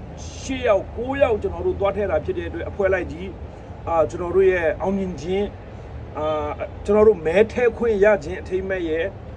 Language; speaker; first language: Burmese; non-native, local second language; Nepali